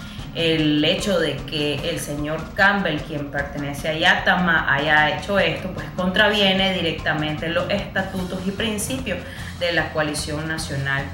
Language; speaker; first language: Spanish; native; Spanish